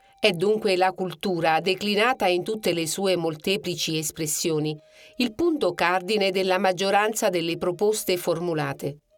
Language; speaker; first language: Italian; native; Italian